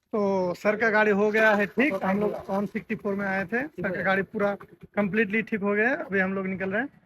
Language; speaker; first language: Hindi; non-native, local second language; Bangla